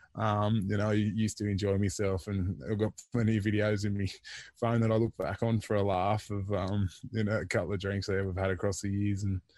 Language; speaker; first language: English; native; English